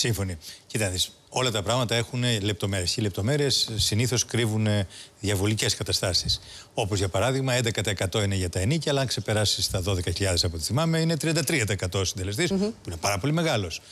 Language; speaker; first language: Greek; native; Greek